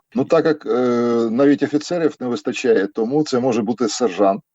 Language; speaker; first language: Ukrainian; native; Ukrainian